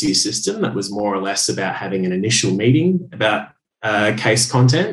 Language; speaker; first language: English; native; English